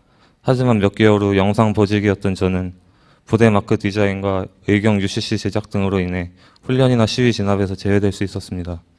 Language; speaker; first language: Korean; native; Korean